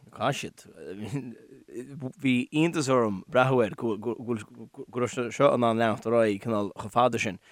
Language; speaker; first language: Irish; non-native, local second language; English